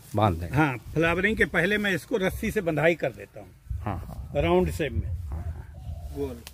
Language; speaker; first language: Hindi; native; Hindi